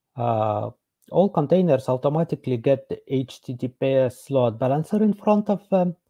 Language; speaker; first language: English; non-native, fluent; Estonian